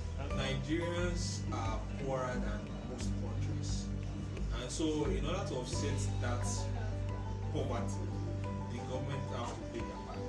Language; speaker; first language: English; non-native, local second language; Yoruba